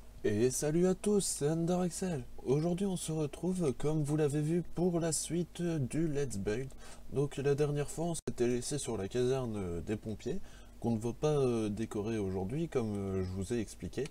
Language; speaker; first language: French; native; French